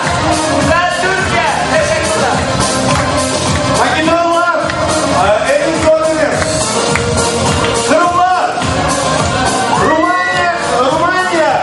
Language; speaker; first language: Turkish; non-native, learner; Tatar